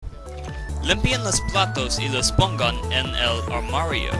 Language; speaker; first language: Spanish; non-native, learner; English